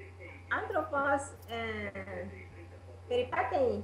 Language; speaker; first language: Greek; non-native, learner; Italian